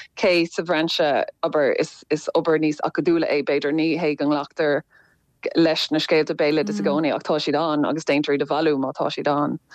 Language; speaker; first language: Irish; native; Irish